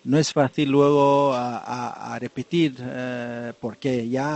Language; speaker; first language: Spanish; non-native, fluent; French